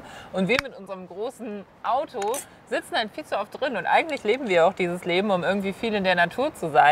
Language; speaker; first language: German; native; German